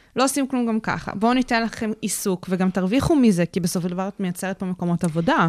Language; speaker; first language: Hebrew; native; Hebrew